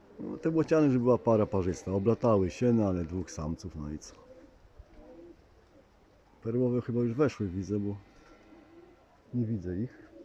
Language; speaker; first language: Polish; native; Polish